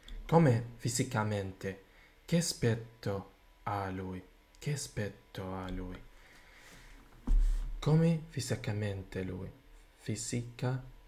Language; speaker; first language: Italian; non-native, learner; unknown